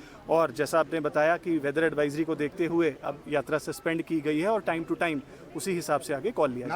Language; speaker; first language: Hindi; native; Hindi